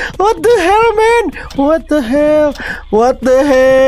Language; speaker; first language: English; non-native, learner; Indonesian